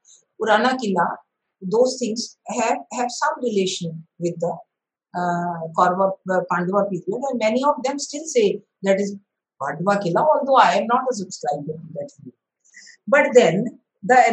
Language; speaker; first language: English; non-native, local second language; Hindi